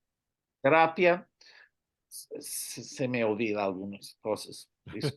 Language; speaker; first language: Spanish; non-native, learner; English